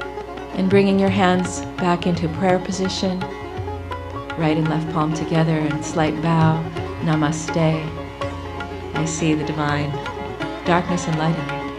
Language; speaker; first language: English; native; English